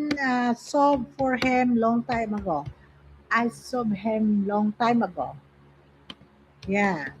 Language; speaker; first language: English; non-native, local second language; Filipino